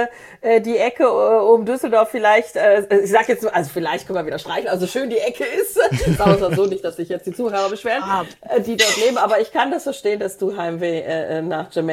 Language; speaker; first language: German; native; German